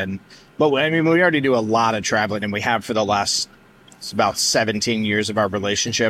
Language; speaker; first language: English; native; English